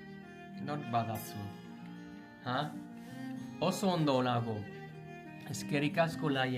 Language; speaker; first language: Basque; non-native, learner; English